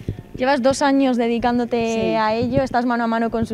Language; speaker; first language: Spanish; native; Spanish